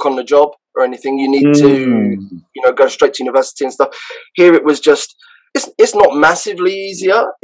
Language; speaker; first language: English; native; English